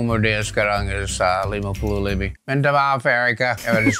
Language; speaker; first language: Indonesian; non-native, learner; English